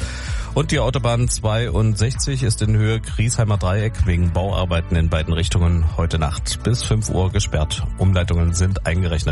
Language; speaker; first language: German; native; German